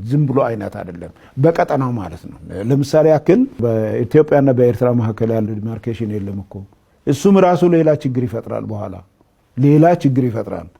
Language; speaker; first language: Amharic; non-native, local second language; Oromo